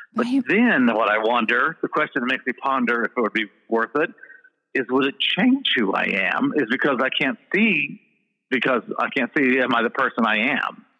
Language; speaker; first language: English; native; English